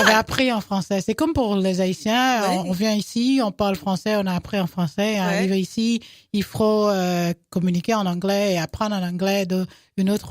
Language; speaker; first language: French; non-native, local second language; Haitian Creole